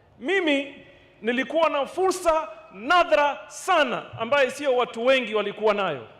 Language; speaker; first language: Swahili; native; Swahili